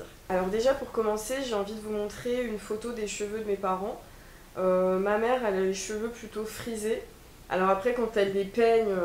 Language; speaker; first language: French; native; French